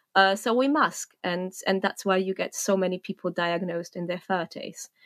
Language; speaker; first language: English; non-native, fluent; Polish